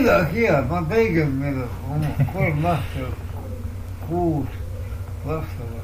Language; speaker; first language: Estonian; non-native, local second language; Russian